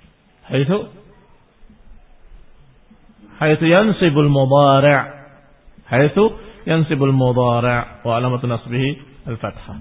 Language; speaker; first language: Arabic; non-native, fluent; Indonesian